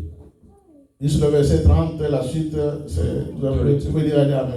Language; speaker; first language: French; non-native, local second language; Lingala